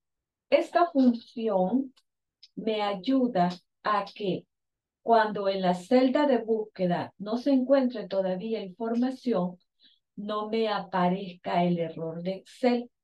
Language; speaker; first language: Spanish; native; Spanish